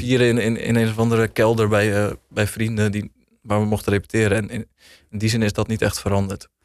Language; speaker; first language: Dutch; native; Dutch